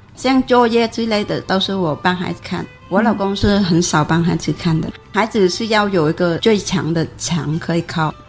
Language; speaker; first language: Chinese; non-native, fluent; Vietnamese